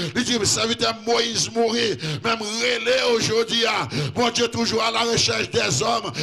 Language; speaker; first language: French; native; French